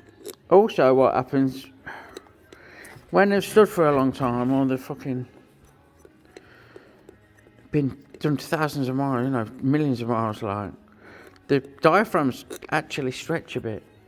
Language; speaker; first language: English; native; English